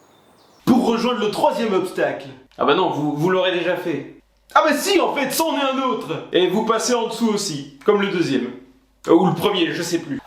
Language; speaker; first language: French; native; French